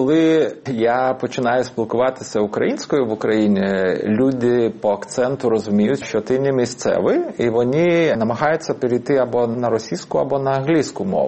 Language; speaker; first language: Ukrainian; non-native, fluent; Lithuanian